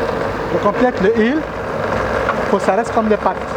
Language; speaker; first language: French; non-native, learner; Arabic